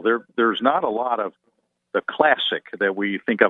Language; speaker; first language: English; native; English